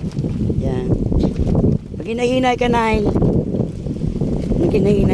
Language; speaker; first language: Filipino; non-native, local second language; Hiligaynon